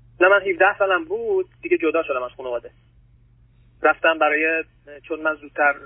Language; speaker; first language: Persian; early bilingual, other home language; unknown